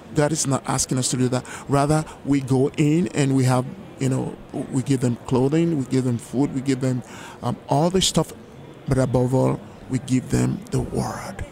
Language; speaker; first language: English; non-native, local second language; Yoruba